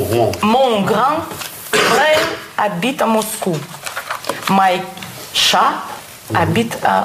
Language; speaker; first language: French; non-native, learner; Russian